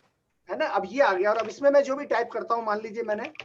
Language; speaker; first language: Hindi; native; Hindi